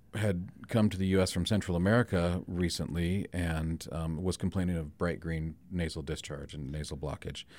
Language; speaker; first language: English; native; English